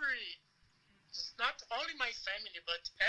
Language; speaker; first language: English; non-native, learner; Portuguese